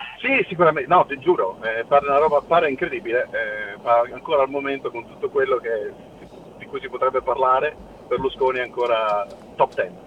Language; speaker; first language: Italian; native; Italian